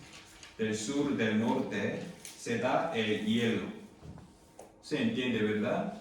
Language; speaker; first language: Spanish; non-native, fluent; Korean